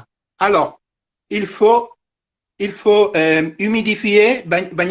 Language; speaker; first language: French; non-native, fluent; Italian